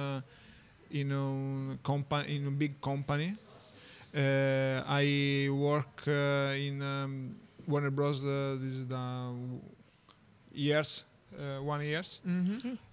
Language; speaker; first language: English; non-native, learner; Italian